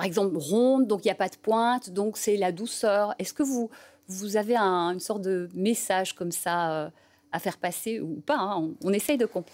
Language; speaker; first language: French; native; French